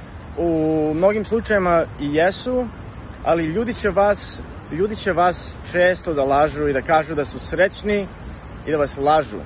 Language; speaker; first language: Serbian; early bilingual, heritage; Serbian